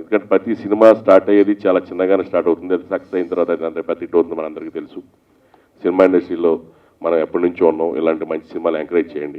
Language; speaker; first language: Telugu; native; Telugu